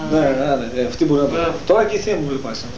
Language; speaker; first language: Greek; native; Greek